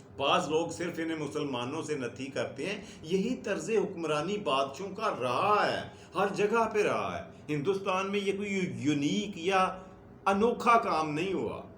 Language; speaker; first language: Urdu; native; Urdu